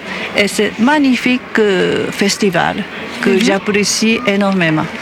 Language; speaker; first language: French; non-native, fluent; Japanese